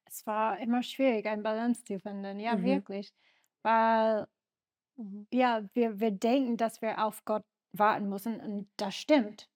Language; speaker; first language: German; non-native, learner; English